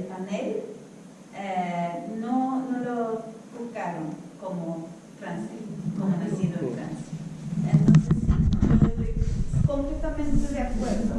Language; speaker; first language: Spanish; non-native, fluent; Swedish